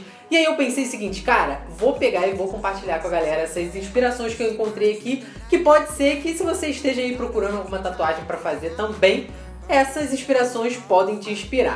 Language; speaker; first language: Portuguese; native; Portuguese